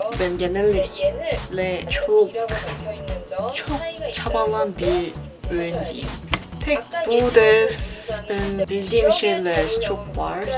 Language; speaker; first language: Turkish; non-native, learner; Korean